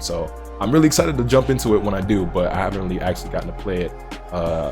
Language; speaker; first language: English; native; English